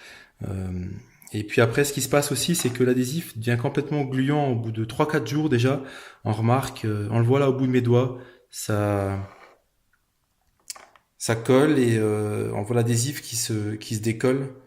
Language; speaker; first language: French; native; French